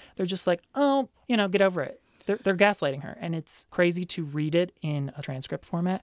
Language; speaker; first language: English; native; English